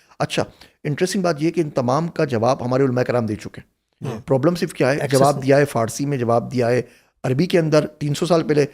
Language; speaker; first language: Urdu; native; Urdu